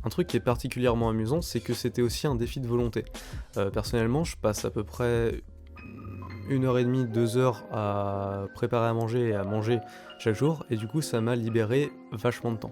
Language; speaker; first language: French; native; French